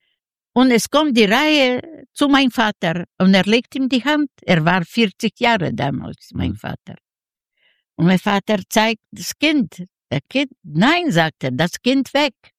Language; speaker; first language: German; non-native, learner; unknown